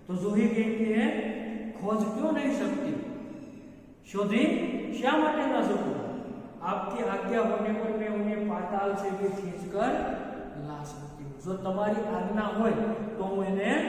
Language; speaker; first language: Hindi; non-native, local second language; Gujarati